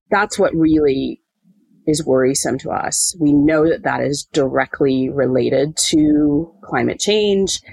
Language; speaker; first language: English; native; English